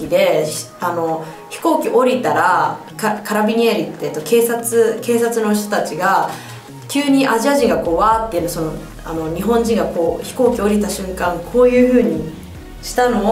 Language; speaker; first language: Japanese; early bilingual, heritage; Japanese